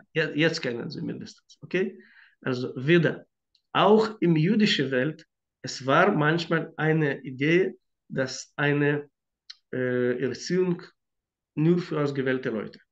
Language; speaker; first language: German; non-native, fluent; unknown